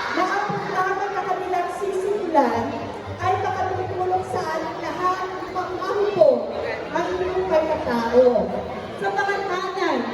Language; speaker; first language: Filipino; native; Filipino